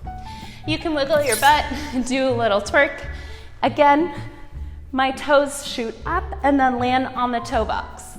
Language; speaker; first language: English; native; English